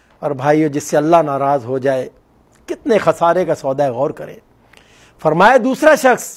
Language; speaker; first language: Urdu; non-native, local second language; Northern Hindko